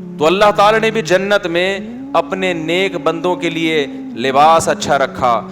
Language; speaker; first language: Urdu; native; Urdu